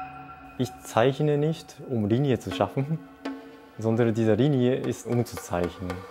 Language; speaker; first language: German; non-native, fluent; Japanese